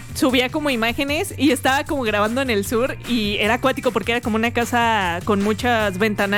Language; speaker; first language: Spanish; native; Spanish